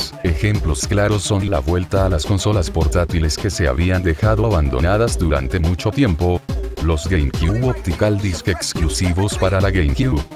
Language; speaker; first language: Spanish; native; Spanish